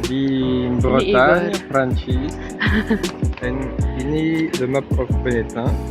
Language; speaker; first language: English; non-native, learner; French